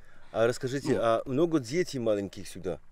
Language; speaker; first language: Russian; non-native, learner; Polish